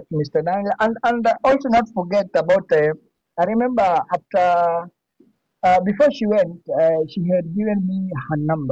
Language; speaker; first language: English; non-native, local second language; Swahili